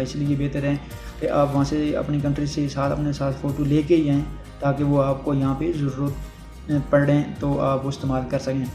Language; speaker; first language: Urdu; non-native, local second language; Punjabi